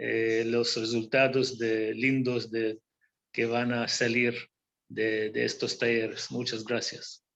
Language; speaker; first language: Spanish; non-native, fluent; Hebrew